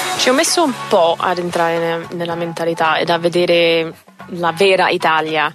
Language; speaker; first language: Italian; non-native, fluent; English